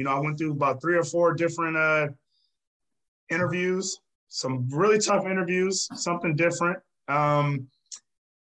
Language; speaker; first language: English; native; English